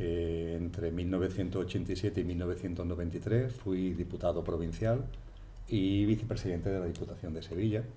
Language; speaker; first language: Spanish; native; Spanish